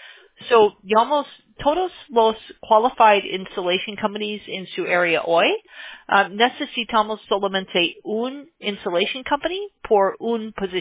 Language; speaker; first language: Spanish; non-native, learner; English